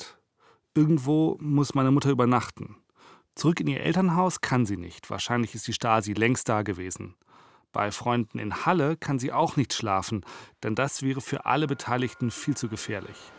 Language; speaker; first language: German; native; German